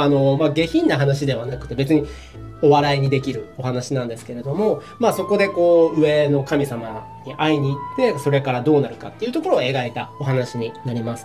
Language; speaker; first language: Japanese; native; Japanese